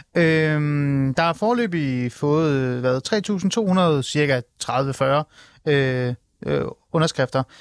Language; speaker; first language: Danish; early bilingual, other home language; Persian